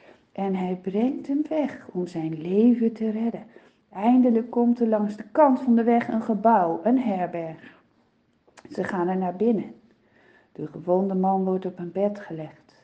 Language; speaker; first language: Dutch; native; Dutch